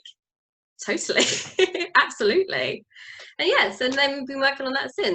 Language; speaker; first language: English; native; English